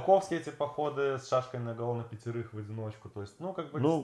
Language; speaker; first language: Russian; native; Russian